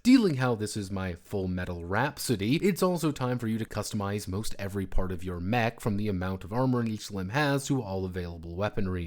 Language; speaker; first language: English; native; English